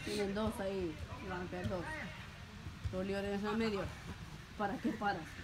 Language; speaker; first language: Spanish; early bilingual, heritage; Spanish